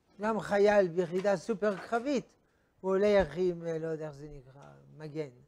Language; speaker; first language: Hebrew; non-native, fluent; French